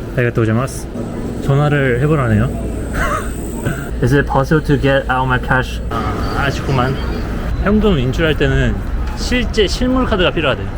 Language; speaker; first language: Korean; native; Korean